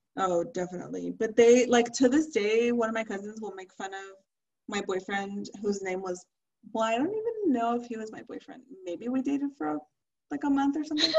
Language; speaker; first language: English; early bilingual, other home language; Spanish